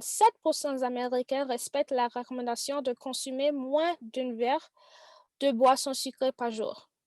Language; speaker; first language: French; non-native, learner; English